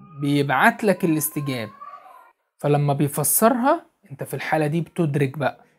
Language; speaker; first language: Arabic; native; Arabic